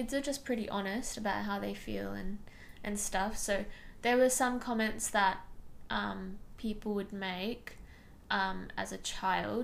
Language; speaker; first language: English; non-native, local second language; Tamil